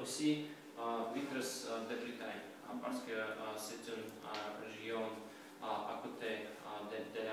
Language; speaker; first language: French; non-native, learner; Russian